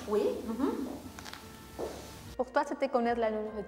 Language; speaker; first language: French; non-native, fluent; Spanish